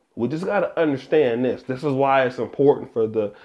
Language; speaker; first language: English; native; English